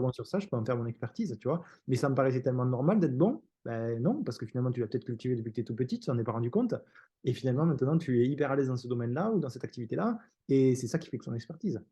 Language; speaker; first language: French; native; French